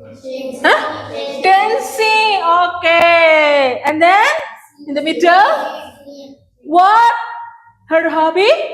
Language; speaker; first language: English; non-native, learner; Indonesian